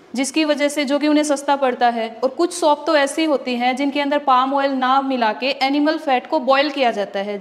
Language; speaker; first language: Hindi; native; Hindi